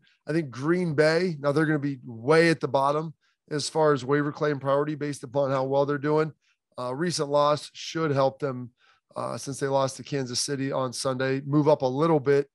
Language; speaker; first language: English; native; English